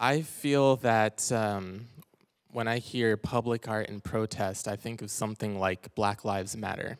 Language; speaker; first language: English; native; English